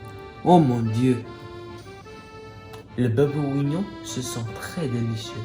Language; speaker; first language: French; non-native, learner; English